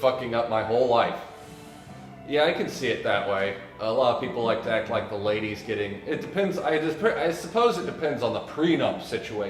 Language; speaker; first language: English; native; English